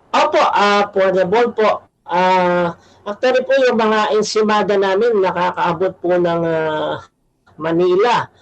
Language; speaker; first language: Filipino; non-native, local second language; Pampanga